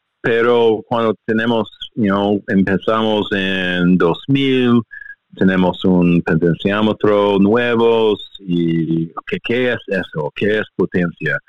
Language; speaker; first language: Spanish; non-native, learner; English